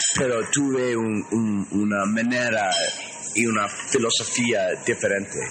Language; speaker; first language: Spanish; non-native, learner; English